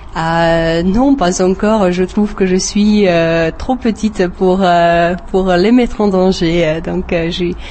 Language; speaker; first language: French; non-native, fluent; Romanian